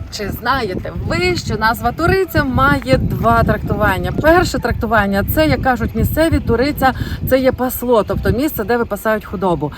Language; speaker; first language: Ukrainian; native; Ukrainian